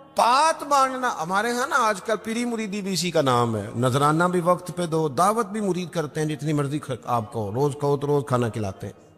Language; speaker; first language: Urdu; non-native, local second language; Punjabi